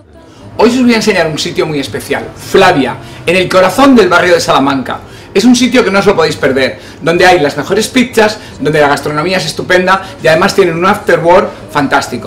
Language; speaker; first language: Spanish; native; Spanish